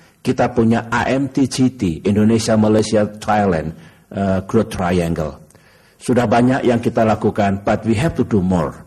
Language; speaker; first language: Indonesian; native; Indonesian